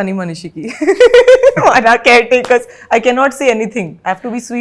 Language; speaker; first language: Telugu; non-native, learner; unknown